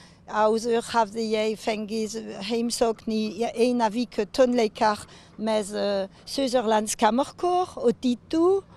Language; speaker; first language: Icelandic; non-native, learner; French